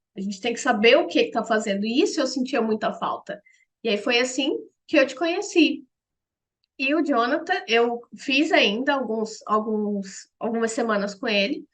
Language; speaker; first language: Portuguese; native; Portuguese